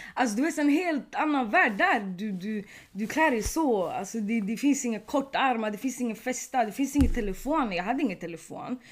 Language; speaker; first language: Swedish; early bilingual, other home language; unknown